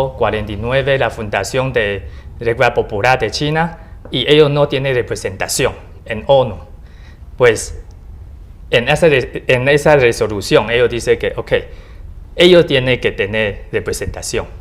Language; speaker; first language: Spanish; non-native, learner; Chinese